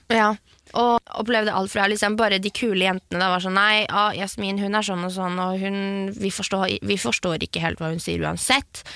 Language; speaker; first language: Norwegian; early bilingual, other home language; French